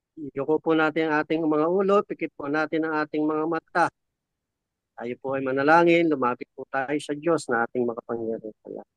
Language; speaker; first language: Filipino; native; Filipino